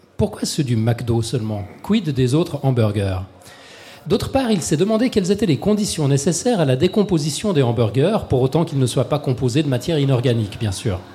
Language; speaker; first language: French; native; French